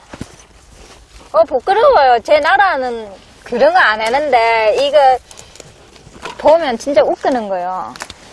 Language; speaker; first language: Korean; non-native, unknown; Vietnamese